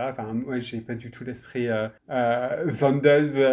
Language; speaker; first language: French; non-native, fluent; English